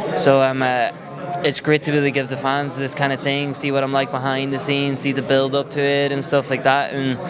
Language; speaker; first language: English; native; English